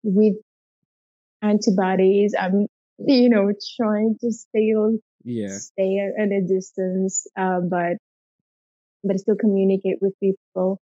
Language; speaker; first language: English; non-native, fluent; Russian